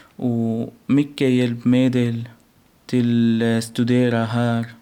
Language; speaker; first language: Swedish; non-native, learner; Arabic